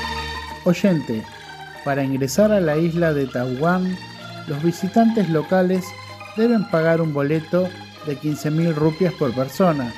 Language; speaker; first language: Spanish; non-native, fluent; Indonesian